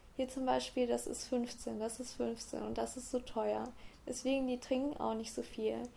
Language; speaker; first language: German; native; German